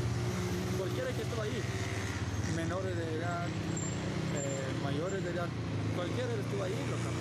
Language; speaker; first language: Spanish; native; Spanish